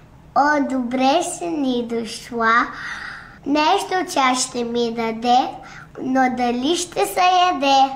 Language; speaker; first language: Bulgarian; early bilingual, heritage; Bulgarian